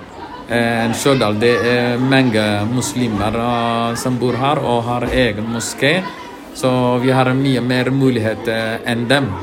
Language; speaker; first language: Norwegian; non-native, learner; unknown